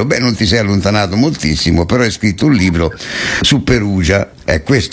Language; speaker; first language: Italian; native; Italian